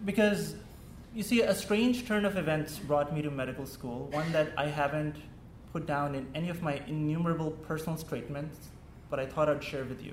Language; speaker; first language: English; non-native, local second language; Urdu